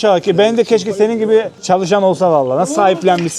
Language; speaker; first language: Turkish; native; Turkish